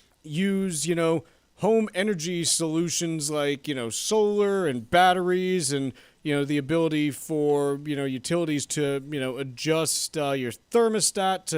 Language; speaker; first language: English; native; English